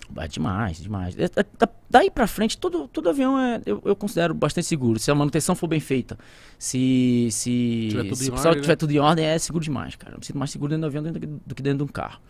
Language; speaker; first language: Portuguese; native; Portuguese